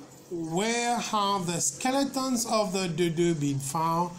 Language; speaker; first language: English; non-native, local second language; Morisyen